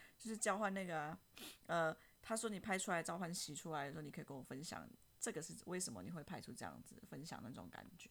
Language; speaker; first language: Chinese; native; Chinese